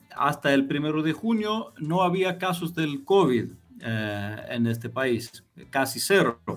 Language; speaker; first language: Spanish; non-native, fluent; Greek